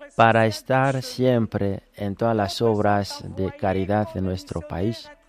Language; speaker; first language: Spanish; non-native, fluent; French